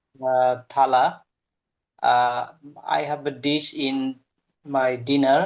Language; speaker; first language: English; non-native, learner; Bangla